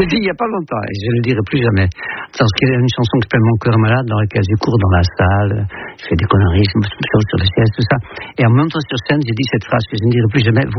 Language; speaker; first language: French; non-native, fluent; Dutch